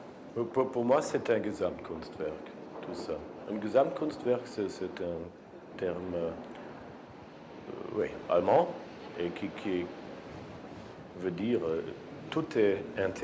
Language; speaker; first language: French; non-native, fluent; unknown